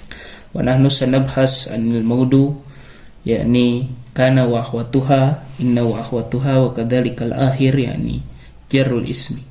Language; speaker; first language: Arabic; non-native, learner; Indonesian